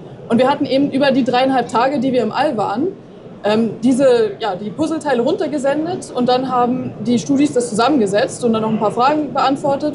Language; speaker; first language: German; native; German